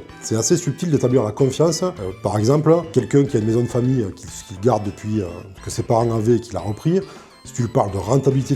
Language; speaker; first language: French; native; French